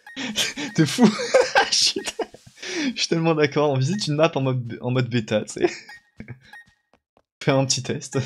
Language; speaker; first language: French; native; French